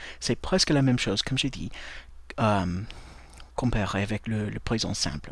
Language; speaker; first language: French; non-native, fluent; English